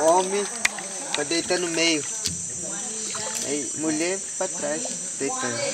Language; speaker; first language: Portuguese; non-native, local second language; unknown